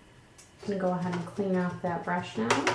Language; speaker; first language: English; native; English